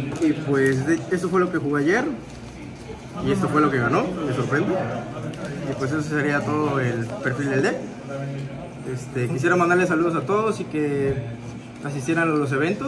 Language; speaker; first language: Spanish; native; Spanish